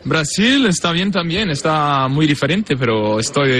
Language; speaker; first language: Spanish; non-native, fluent; Portuguese